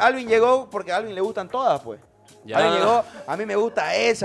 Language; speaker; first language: Spanish; native; Spanish